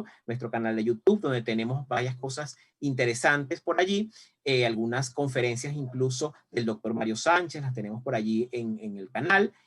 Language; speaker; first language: Spanish; native; Spanish